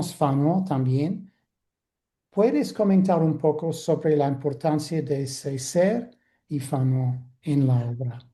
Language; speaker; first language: Spanish; non-native, fluent; English